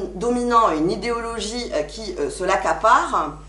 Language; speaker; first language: French; non-native, local second language; Arabic